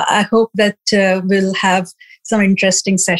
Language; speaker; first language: English; non-native, local second language; Telugu